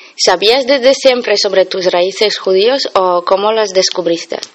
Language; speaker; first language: Spanish; non-native, fluent; Polish